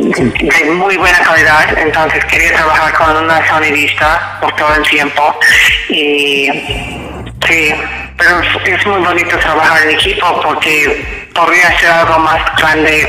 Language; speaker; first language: Spanish; non-native, fluent; English